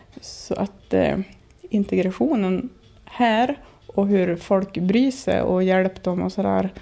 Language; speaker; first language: Swedish; native; Swedish